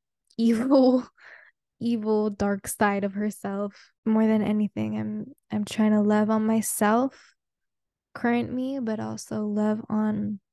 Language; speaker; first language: English; early bilingual, other home language; Spanish